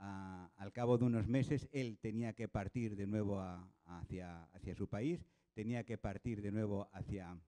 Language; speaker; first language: Spanish; non-native, local second language; Catalan